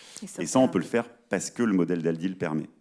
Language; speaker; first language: French; native; French